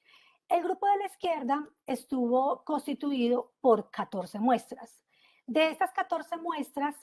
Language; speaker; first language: Spanish; native; Spanish